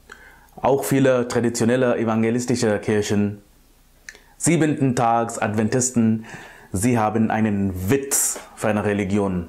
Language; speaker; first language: German; non-native, fluent; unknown